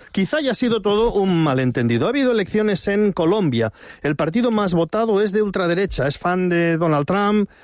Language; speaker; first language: Spanish; native; Spanish